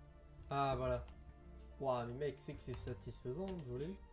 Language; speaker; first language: French; native; French